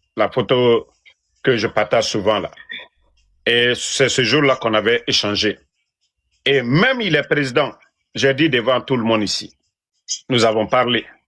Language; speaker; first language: French; non-native, local second language; Mandingo